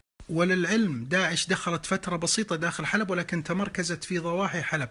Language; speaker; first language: Arabic; native; Arabic